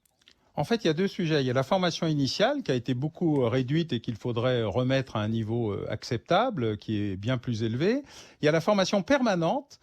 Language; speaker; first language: French; native; French